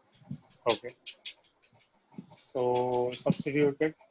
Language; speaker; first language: English; non-native, local second language; Hindi